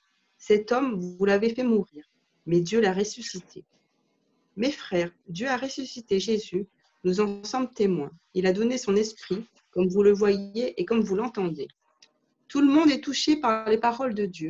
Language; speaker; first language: French; native; French